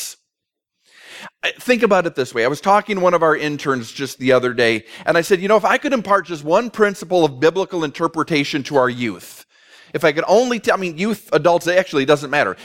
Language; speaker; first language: English; native; English